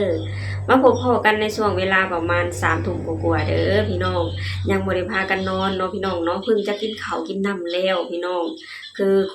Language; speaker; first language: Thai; non-native, local second language; Lao